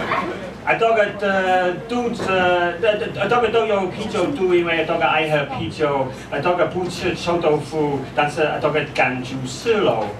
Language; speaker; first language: Chinese; non-native, fluent; English